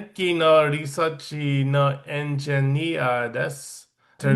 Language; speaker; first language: Japanese; non-native, learner; English